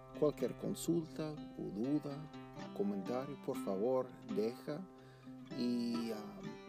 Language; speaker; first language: Spanish; non-native, fluent; English